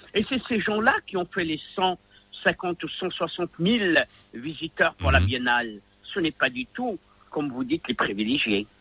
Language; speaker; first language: French; non-native, local second language; Arabic